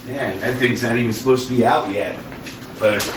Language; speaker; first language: English; native; English